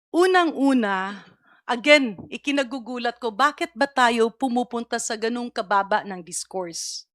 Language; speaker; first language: Filipino; non-native, local second language; Cebuano